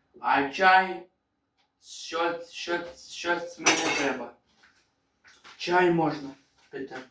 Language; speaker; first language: Ukrainian; non-native, local second language; Russian